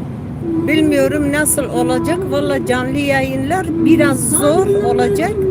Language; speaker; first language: Turkish; non-native, local second language; Kurdish